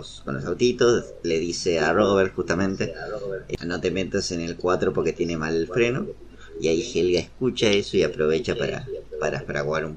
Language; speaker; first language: Spanish; native; Spanish